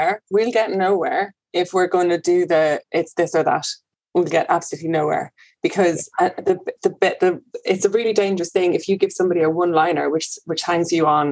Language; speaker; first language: English; native; English